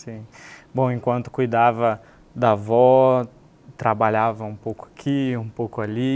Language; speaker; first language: Portuguese; native; Portuguese